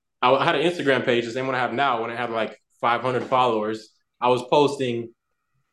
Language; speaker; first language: English; native; English